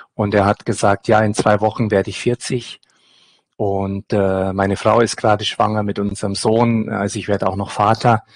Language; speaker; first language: German; native; German